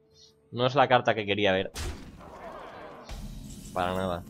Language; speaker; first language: Spanish; native; Spanish